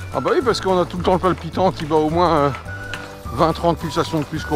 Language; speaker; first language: French; native; French